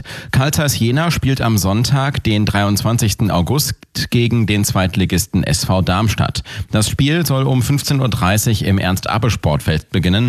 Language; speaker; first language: German; native; German